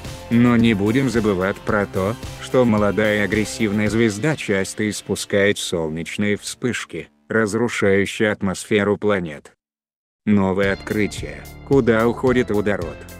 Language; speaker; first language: Russian; native; Russian